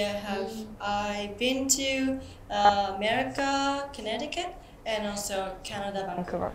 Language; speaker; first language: English; non-native, learner; Japanese